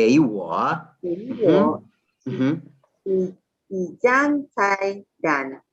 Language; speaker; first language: Chinese; non-native, learner; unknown